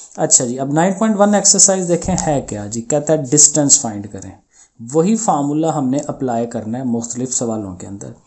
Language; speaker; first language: Urdu; non-native, local second language; Punjabi